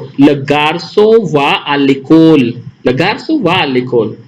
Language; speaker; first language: French; non-native, fluent; Hindi